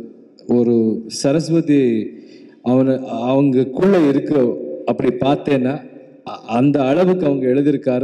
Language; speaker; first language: Tamil; non-native, learner; Kannada